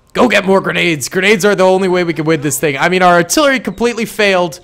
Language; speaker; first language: English; native; English